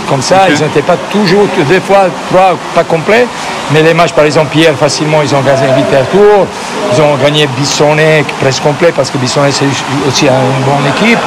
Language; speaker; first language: French; non-native, fluent; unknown